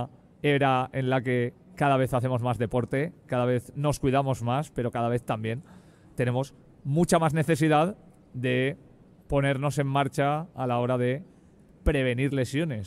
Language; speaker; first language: Spanish; native; Spanish